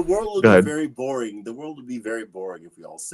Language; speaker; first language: English; native; English